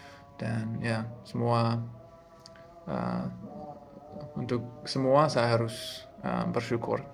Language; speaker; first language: Indonesian; non-native, fluent; English